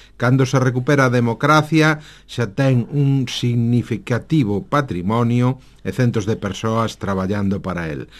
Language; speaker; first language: Galician; native; Galician